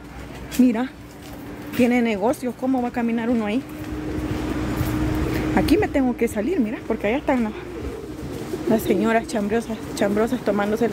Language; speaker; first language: Spanish; native; Spanish